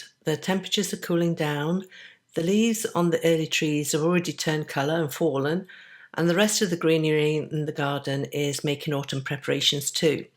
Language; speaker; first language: English; native; English